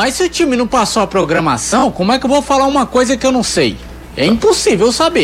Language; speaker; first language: Portuguese; native; Portuguese